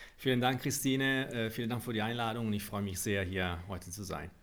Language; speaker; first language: German; non-native, fluent; Italian